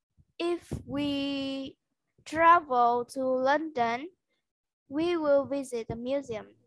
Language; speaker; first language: English; non-native, learner; Vietnamese